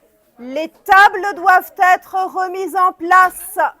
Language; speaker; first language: French; native; French